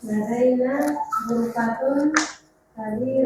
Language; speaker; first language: Arabic; non-native, learner; Indonesian